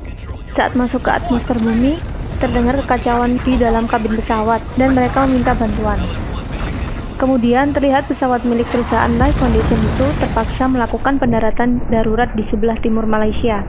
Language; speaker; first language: Indonesian; native; Indonesian